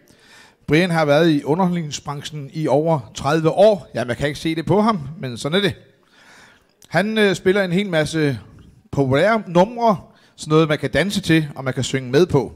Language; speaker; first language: Danish; native; Danish